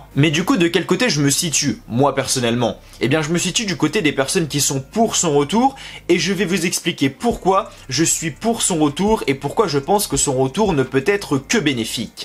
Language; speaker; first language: French; native; French